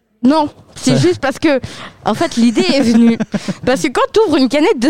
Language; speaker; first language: French; native; French